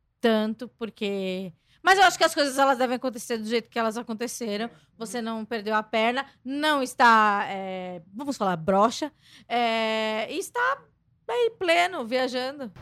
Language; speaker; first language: Portuguese; native; Portuguese